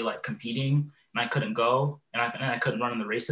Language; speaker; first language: English; native; English